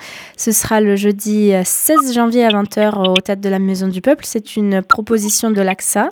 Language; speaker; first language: French; native; French